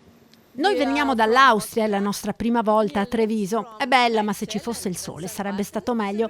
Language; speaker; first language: Italian; non-native, fluent; German